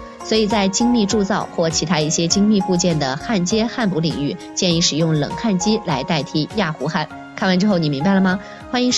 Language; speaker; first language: Chinese; native; Chinese